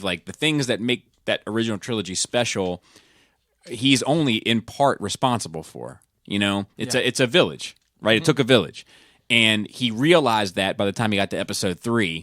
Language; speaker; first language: English; native; English